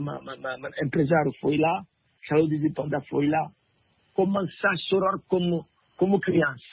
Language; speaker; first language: Portuguese; non-native, learner; French